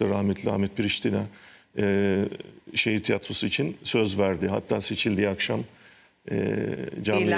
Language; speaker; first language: Turkish; native; Turkish